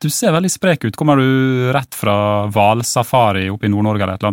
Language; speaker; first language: Norwegian; native; Norwegian